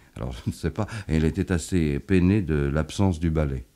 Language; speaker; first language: French; native; French